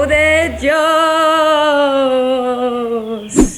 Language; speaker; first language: Spanish; native; Spanish